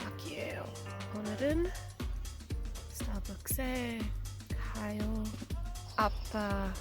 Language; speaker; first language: Korean; non-native, learner; English